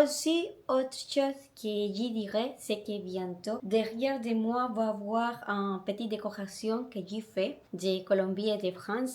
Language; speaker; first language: French; non-native, learner; Spanish